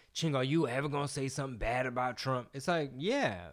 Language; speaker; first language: English; early bilingual, other home language; Spanish